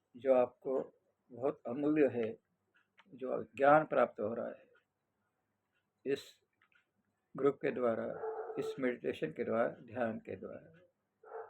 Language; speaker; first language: Hindi; non-native, local second language; Marathi